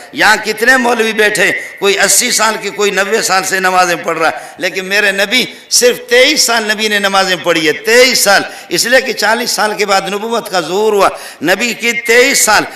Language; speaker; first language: Urdu; non-native, local second language; Brahui